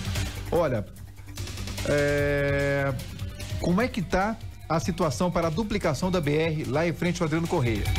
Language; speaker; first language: Portuguese; native; Portuguese